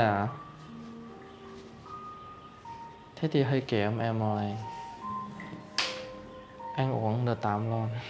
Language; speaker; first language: Vietnamese; non-native, fluent; Chinese